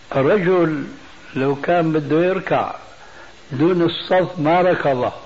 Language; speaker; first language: Arabic; early bilingual, other home language; Albanian